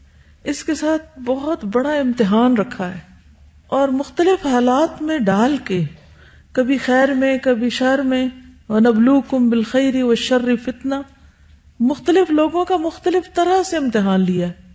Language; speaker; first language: Urdu; native; Urdu